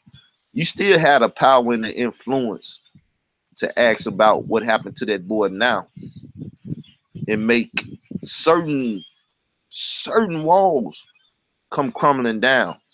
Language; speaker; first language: English; native; English